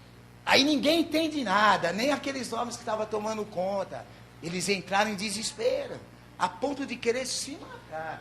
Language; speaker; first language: Portuguese; native; Portuguese